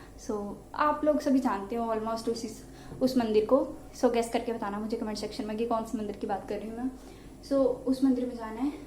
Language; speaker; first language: Hindi; non-native, local second language; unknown